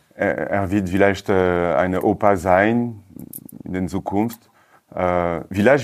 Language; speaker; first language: German; non-native, learner; French